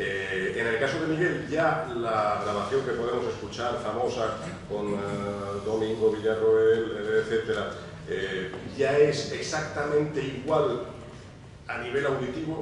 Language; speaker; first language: Spanish; native; Spanish